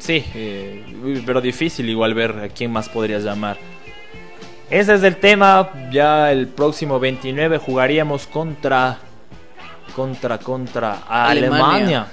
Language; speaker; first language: Spanish; native; Spanish